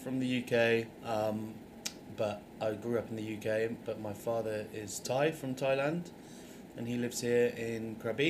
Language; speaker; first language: English; native; English